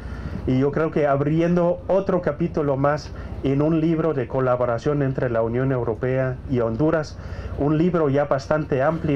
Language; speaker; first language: Spanish; non-native, fluent; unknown